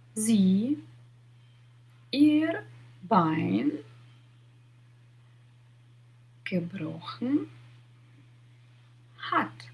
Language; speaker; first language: German; non-native, fluent; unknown